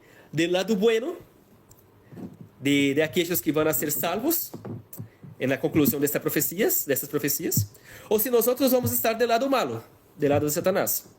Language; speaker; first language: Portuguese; non-native, fluent; Spanish